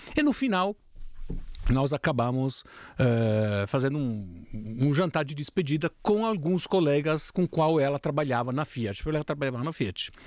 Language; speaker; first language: Portuguese; non-native, fluent; Italian